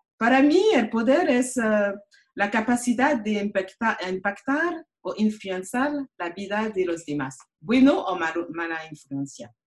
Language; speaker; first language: Spanish; non-native, learner; French